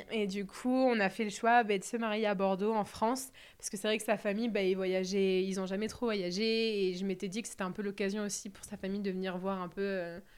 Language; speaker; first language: French; native; French